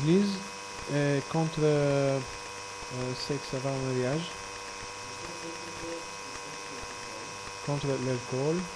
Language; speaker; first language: French; non-native, fluent; Bulgarian